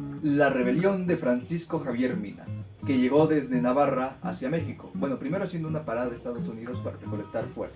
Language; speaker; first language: Spanish; native; Spanish